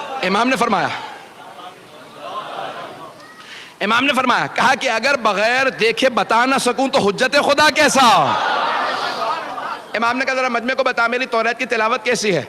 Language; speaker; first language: Urdu; native; Urdu